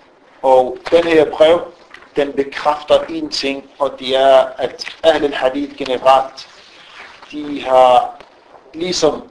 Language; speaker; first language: Danish; non-native, fluent; Arabic